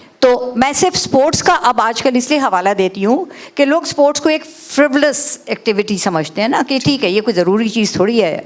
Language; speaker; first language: Urdu; native; Urdu